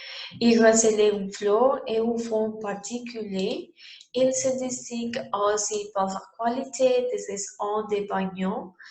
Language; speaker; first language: French; non-native, learner; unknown